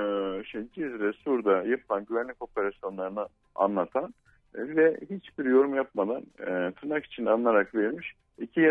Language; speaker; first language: Turkish; native; Turkish